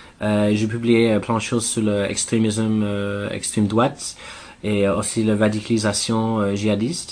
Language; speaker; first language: French; non-native, learner; English